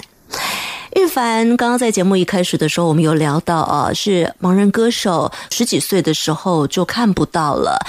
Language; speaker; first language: Chinese; native; Chinese